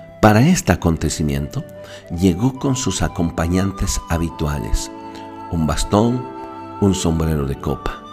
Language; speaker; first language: Spanish; native; Spanish